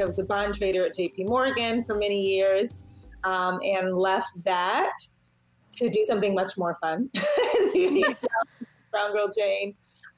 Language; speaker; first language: English; native; English